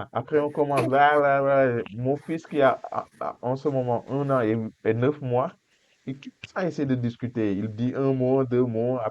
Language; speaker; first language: French; non-native, fluent; Portuguese